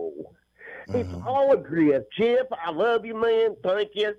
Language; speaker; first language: English; native; English